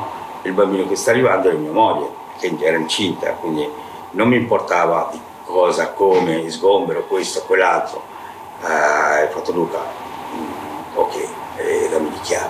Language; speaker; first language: Italian; non-native, fluent; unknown